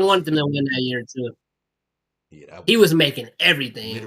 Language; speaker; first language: English; native; English